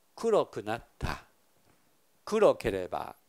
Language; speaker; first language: Japanese; non-native, fluent; Chinese